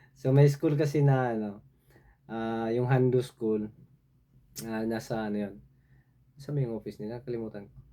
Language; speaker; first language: Filipino; non-native, local second language; Cebuano